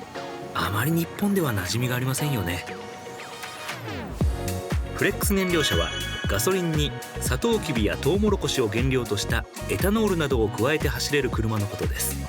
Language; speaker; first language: Japanese; native; Japanese